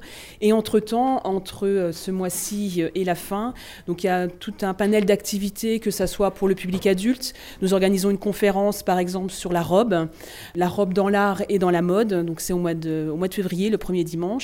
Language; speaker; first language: French; native; French